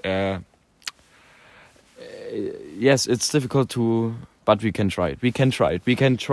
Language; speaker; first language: English; non-native, learner; German